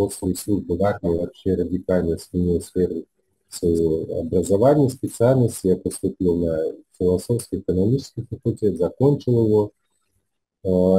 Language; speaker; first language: Russian; native; Russian